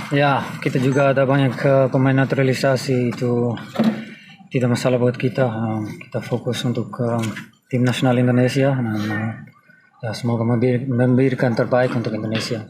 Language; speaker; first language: Indonesian; non-native, fluent; Dutch